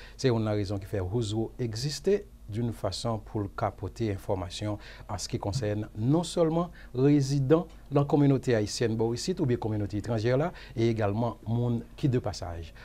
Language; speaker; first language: French; non-native, local second language; Haitian Creole